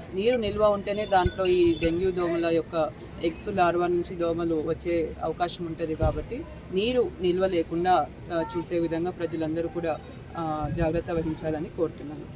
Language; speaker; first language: Telugu; native; Telugu